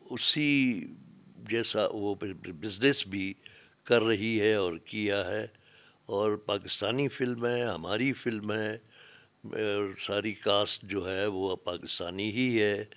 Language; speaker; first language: Urdu; non-native, local second language; Sindhi